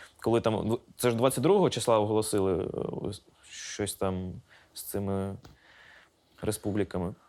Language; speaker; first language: Ukrainian; non-native, local second language; Russian